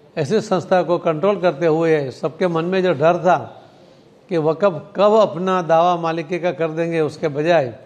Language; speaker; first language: Hindi; non-native, local second language; Marathi